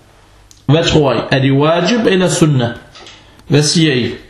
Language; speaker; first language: Danish; non-native, fluent; Arabic